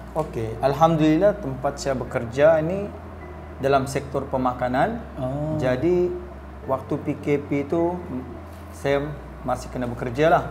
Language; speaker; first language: Malay; non-native, local second language; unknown